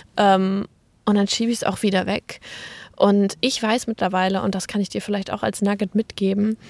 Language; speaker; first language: German; native; German